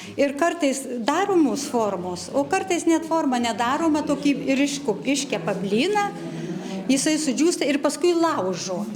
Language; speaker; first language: Lithuanian; native; Lithuanian